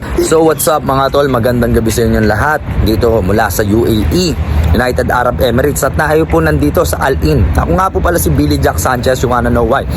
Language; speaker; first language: Filipino; non-native, local second language; Pampanga